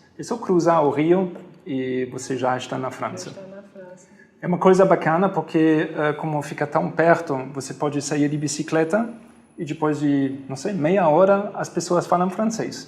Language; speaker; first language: Portuguese; non-native, fluent; German